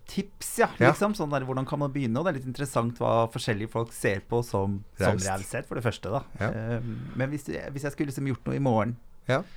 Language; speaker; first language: Norwegian; native; Norwegian